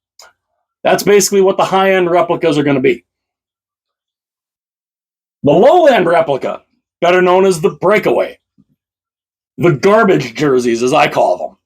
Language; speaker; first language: English; native; English